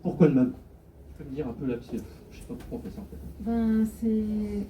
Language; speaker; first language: French; native; French